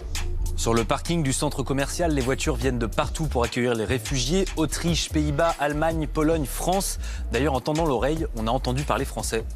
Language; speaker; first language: French; native; French